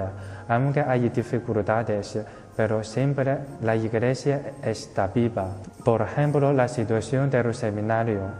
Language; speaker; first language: Spanish; non-native, fluent; Chinese